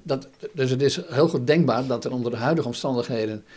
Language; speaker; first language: Dutch; native; Dutch